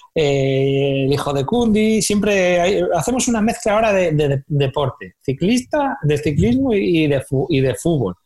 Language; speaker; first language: Spanish; native; Spanish